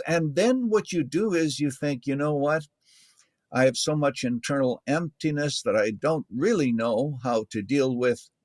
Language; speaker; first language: English; native; English